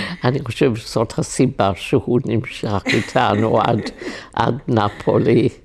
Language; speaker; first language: Hebrew; non-native, fluent; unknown